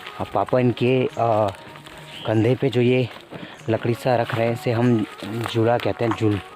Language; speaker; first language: Hindi; non-native, local second language; Garhwali